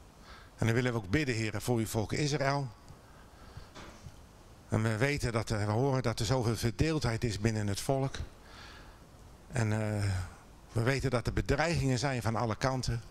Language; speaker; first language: Dutch; native; Dutch